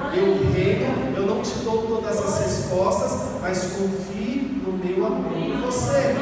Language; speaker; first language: Portuguese; native; Portuguese